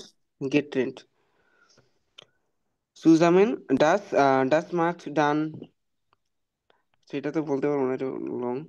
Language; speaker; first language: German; non-native, learner; Bangla